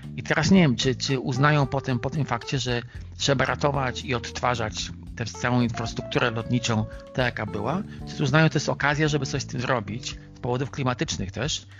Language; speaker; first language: Polish; native; Polish